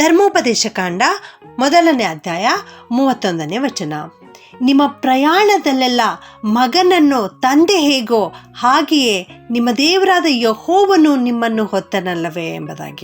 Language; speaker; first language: Kannada; native; Kannada